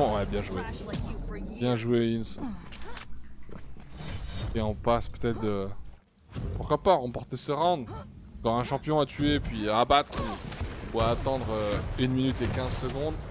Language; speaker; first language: French; native; French